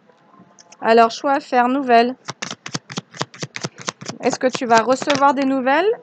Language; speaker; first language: French; native; French